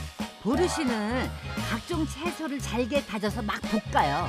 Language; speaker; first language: Korean; native; Korean